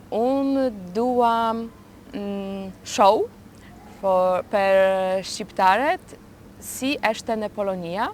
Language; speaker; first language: Albanian; non-native, learner; Polish